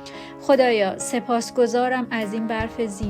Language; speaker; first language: Persian; native; Persian